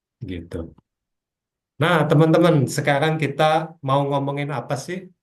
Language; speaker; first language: Indonesian; native; Indonesian